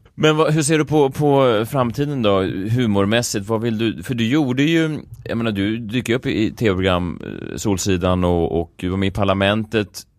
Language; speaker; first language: Swedish; native; Swedish